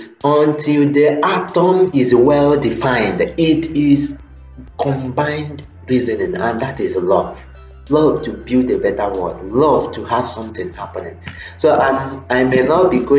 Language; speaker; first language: English; non-native, local second language; Igbo